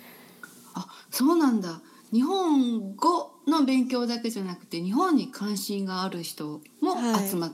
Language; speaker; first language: Japanese; native; Japanese